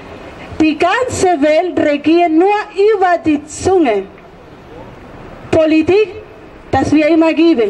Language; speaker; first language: German; non-native, fluent; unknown